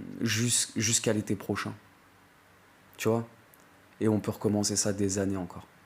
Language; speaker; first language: French; native; French